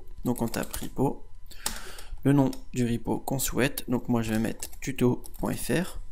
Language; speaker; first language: French; native; French